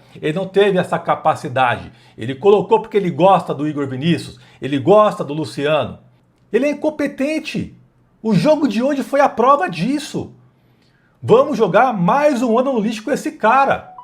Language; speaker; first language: Portuguese; native; Portuguese